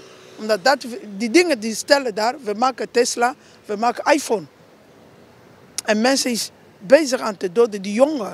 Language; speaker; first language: Dutch; non-native, learner; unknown